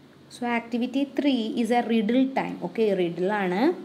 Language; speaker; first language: English; non-native, local second language; Malayalam